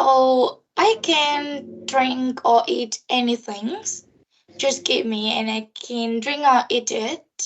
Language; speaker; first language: English; non-native, learner; Vietnamese